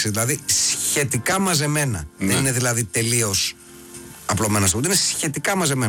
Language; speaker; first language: Greek; native; Greek